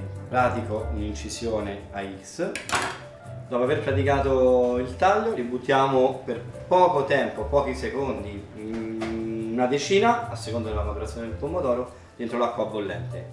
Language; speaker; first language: Italian; native; Italian